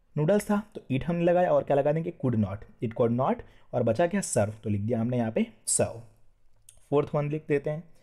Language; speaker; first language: Hindi; non-native, local second language; Gujarati